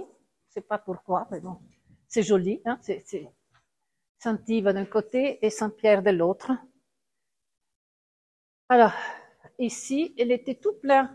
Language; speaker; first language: French; non-native, fluent; Italian